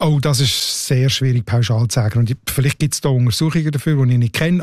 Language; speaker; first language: German; native; German